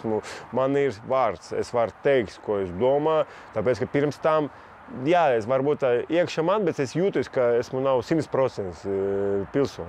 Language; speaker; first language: Latvian; non-native, local second language; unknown